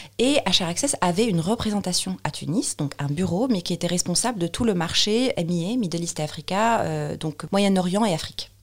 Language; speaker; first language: French; non-native, local second language; Arabic